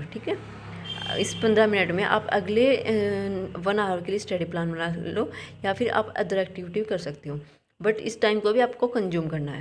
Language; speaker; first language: Hindi; native; Hindi